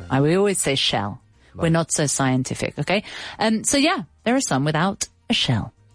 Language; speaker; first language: English; native; English